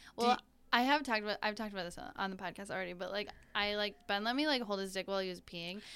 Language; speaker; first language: English; native; English